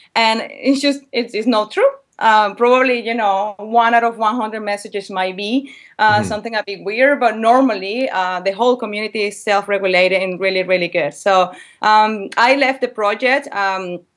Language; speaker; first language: English; non-native, fluent; Spanish